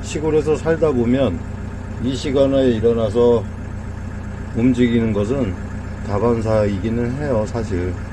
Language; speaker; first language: Korean; native; Korean